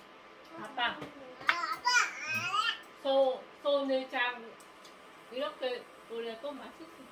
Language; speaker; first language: Korean; non-native, learner; Vietnamese